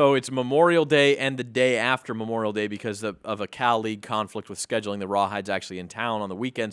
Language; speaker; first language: English; native; English